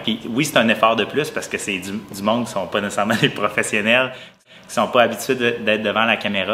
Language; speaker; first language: French; native; French